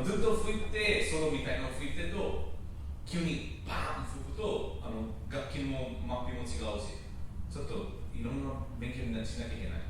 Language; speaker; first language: Japanese; non-native, learner; English